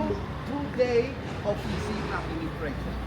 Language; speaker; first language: English; non-native, learner; Spanish